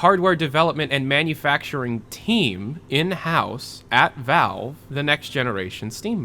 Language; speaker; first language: English; native; English